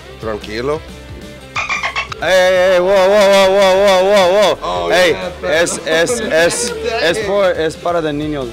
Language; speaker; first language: Spanish; non-native, learner; English